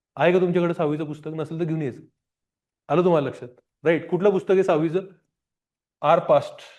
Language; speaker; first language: Marathi; non-native, local second language; Gujarati